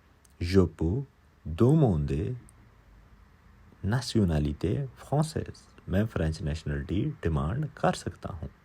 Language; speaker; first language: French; non-native, fluent; Urdu